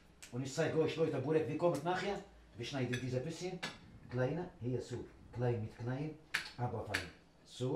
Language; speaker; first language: German; non-native, learner; Arabic